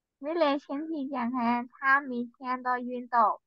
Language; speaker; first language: Chinese; non-native, learner; Thai